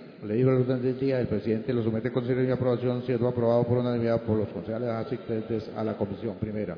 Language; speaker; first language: Spanish; native; Spanish